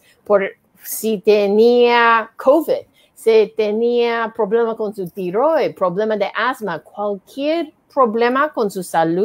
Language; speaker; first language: Spanish; non-native, learner; English